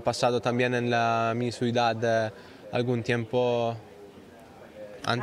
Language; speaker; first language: Spanish; non-native, learner; Italian